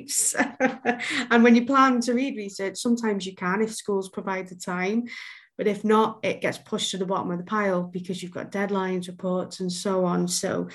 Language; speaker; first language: English; native; English